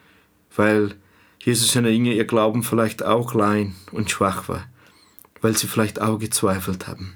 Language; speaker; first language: German; non-native, fluent; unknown